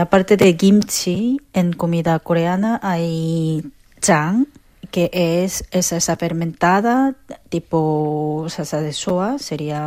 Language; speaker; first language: Spanish; non-native, fluent; Korean